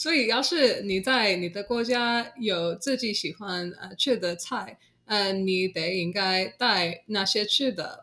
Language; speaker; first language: Chinese; non-native, learner; English